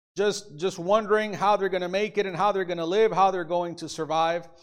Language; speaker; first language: English; native; English